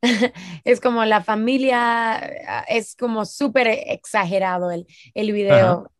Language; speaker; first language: Spanish; early bilingual, heritage; Spanish